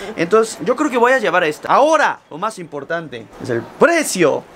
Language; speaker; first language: Spanish; non-native, fluent; Korean